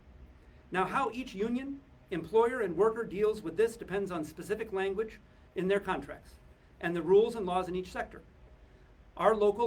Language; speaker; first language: English; native; English